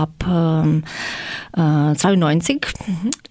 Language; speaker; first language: German; non-native, fluent; Croatian